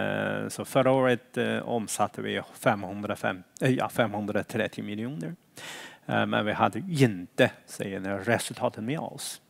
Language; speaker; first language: Swedish; non-native, fluent; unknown